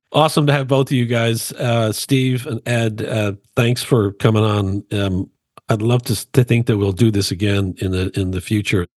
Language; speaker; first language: English; native; English